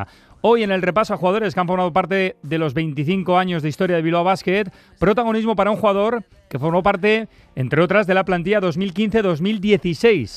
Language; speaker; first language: Spanish; native; Spanish